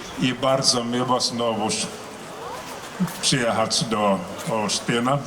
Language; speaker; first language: Polish; non-native, learner; Finnish